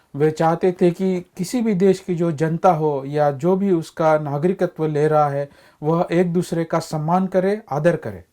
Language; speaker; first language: Hindi; non-native, local second language; Marathi